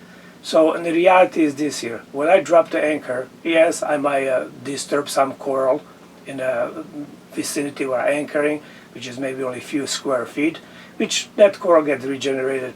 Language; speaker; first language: English; non-native, fluent; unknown